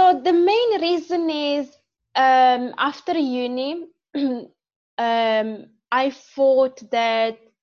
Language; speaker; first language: English; non-native, fluent; Italian